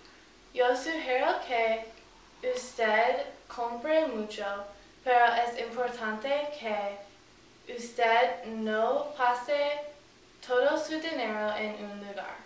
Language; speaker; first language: Spanish; non-native, learner; English